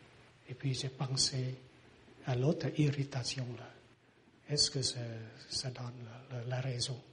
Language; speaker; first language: French; non-native, learner; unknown